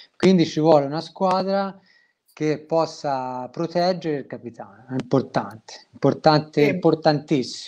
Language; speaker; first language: Italian; native; Italian